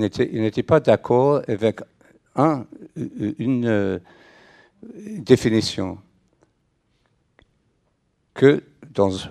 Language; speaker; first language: French; non-native, fluent; English